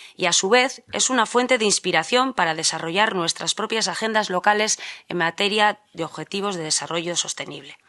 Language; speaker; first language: Spanish; native; Spanish